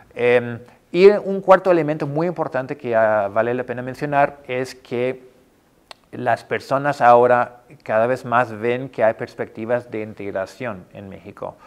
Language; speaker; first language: Spanish; non-native, fluent; English